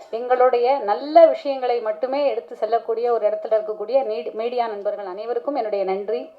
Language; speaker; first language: Tamil; native; Tamil